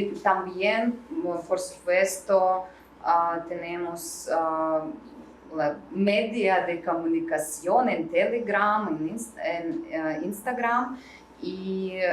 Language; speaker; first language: Spanish; non-native, learner; Russian